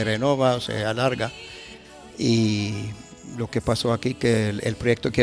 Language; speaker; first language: Spanish; non-native, fluent; Swedish